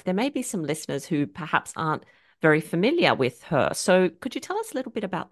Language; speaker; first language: English; native; English